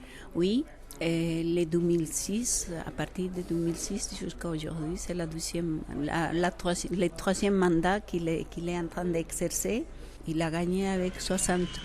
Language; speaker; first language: French; non-native, fluent; Quechua